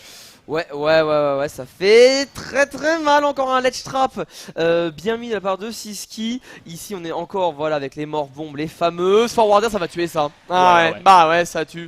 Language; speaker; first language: French; native; French